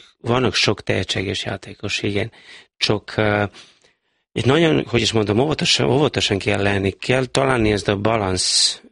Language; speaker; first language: Hungarian; non-native, fluent; Serbian